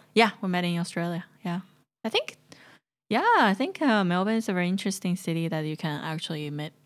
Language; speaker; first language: English; non-native, fluent; Chinese